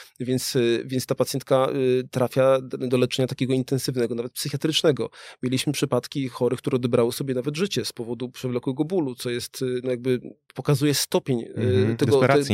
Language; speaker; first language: Polish; native; Polish